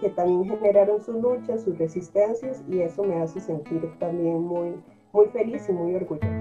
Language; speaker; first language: Spanish; native; Spanish